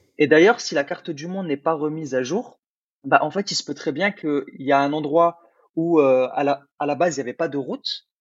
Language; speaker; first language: French; early bilingual, other home language; Arabic